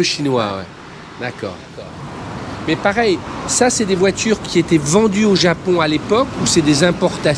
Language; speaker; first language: French; native; French